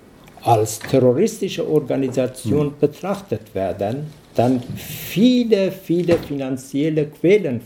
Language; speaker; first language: German; non-native, learner; Persian